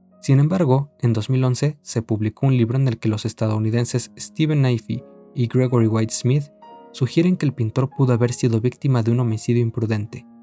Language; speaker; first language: Spanish; native; Spanish